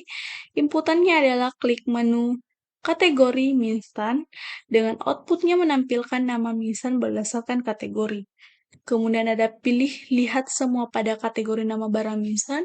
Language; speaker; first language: Indonesian; native; Indonesian